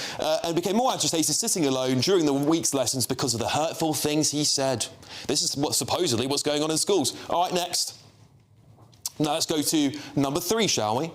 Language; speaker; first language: English; native; English